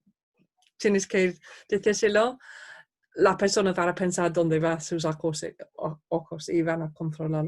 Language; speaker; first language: Spanish; non-native, fluent; English